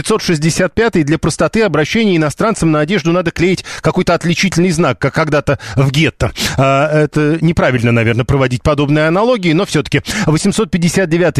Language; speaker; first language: Russian; native; Russian